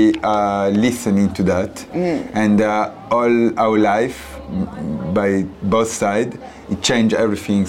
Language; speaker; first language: English; non-native, learner; Italian